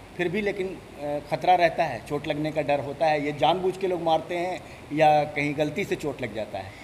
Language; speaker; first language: Hindi; native; Hindi